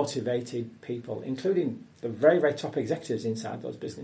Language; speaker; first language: English; native; English